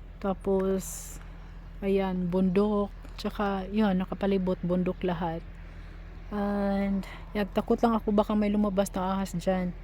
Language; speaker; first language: Filipino; native; Filipino